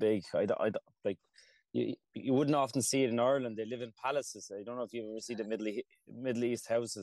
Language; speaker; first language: English; early bilingual, other home language; Kurdish